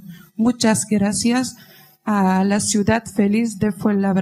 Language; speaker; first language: Spanish; non-native, fluent; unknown